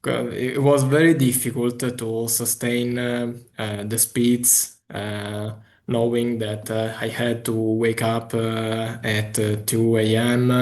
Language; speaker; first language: English; non-native, fluent; Italian